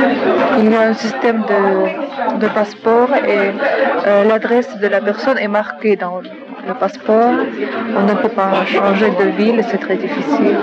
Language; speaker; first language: French; non-native, fluent; Russian